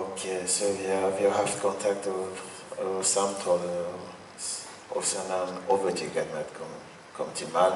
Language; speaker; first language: Swedish; non-native, fluent; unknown